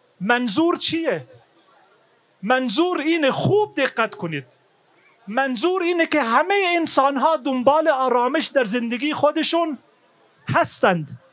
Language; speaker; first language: Persian; non-native, fluent; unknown